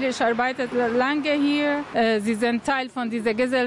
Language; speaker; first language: German; non-native, learner; Arabic